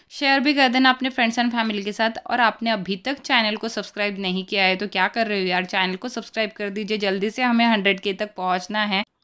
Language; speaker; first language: Hindi; native; Hindi